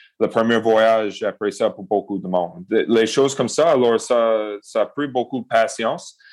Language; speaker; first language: French; non-native, local second language; English